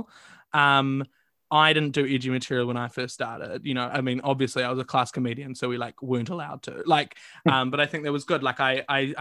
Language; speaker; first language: English; native; English